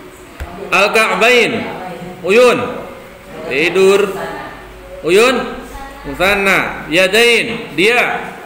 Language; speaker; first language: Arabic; non-native, fluent; Indonesian